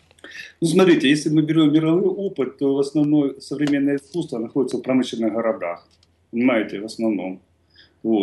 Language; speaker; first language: Russian; native; Russian